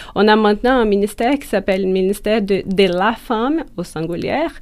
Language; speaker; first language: French; non-native, fluent; Portuguese